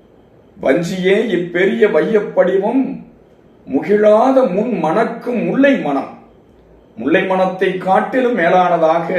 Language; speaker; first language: Tamil; native; Tamil